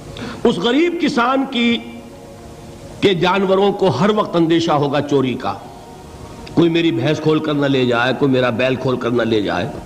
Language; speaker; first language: Urdu; native; Urdu